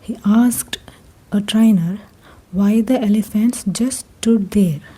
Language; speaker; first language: English; non-native, local second language; Kannada